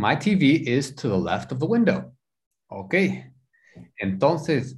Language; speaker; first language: English; non-native, fluent; Spanish